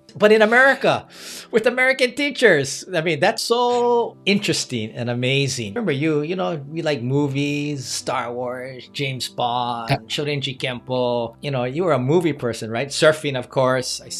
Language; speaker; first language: English; native; English